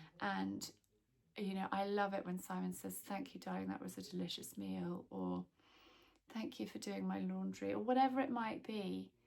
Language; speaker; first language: English; native; English